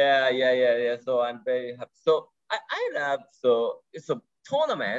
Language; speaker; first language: English; non-native, learner; Japanese